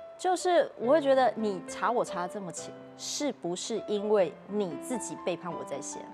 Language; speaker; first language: Chinese; native; Chinese